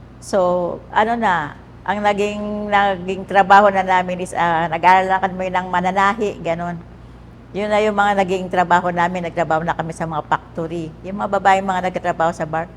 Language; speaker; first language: Filipino; native; Filipino